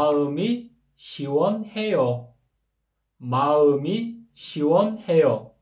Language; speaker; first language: Korean; non-native, fluent; Kyrgyz